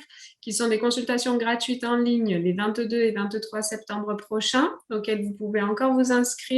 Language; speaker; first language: French; native; French